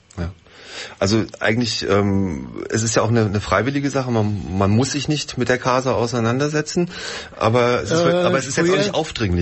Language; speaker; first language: German; native; German